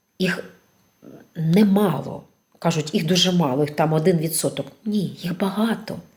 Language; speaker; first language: Ukrainian; non-native, local second language; Russian